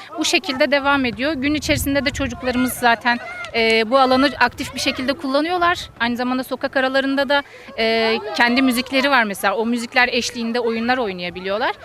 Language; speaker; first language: Turkish; native; Turkish